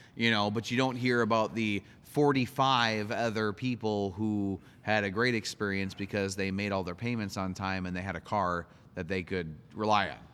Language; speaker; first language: English; native; English